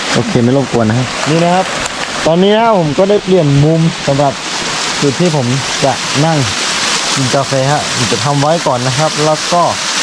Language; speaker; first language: Thai; non-native, local second language; Karen languages